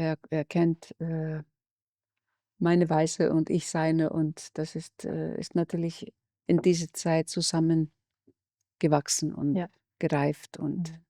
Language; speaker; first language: German; non-native, fluent; Icelandic